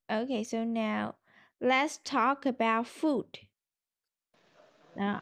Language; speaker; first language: English; non-native, learner; Vietnamese